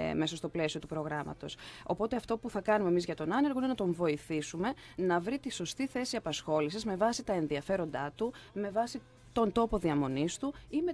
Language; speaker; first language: Greek; native; Greek